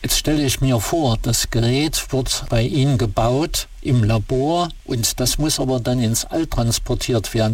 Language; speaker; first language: German; native; German